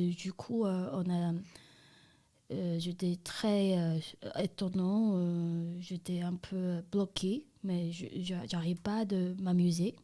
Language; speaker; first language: French; non-native, learner; Chinese